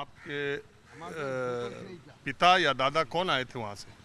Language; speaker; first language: Hindi; native; Hindi